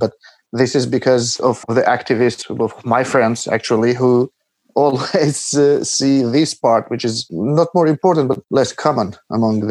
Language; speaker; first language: English; non-native, fluent; Albanian